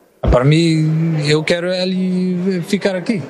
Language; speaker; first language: Portuguese; non-native, learner; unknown